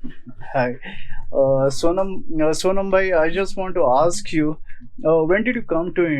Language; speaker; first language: Hindi; native; Hindi